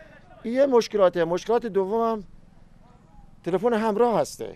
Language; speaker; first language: Persian; native; Persian